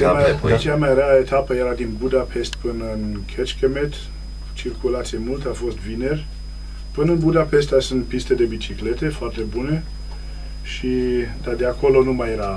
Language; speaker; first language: Romanian; non-native, local second language; German